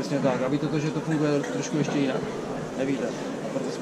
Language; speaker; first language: Czech; native; Czech